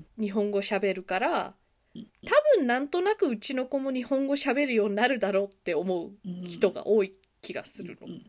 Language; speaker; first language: Japanese; early bilingual, heritage; Japanese